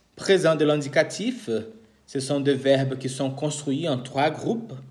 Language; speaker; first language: French; non-native, fluent; Portuguese